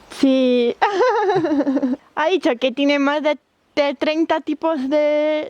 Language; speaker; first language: Spanish; non-native, fluent; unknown